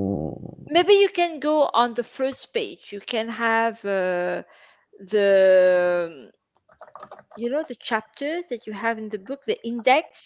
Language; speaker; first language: English; non-native, fluent; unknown